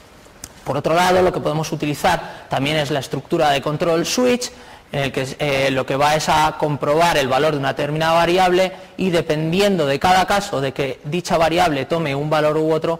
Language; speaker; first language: Spanish; native; Spanish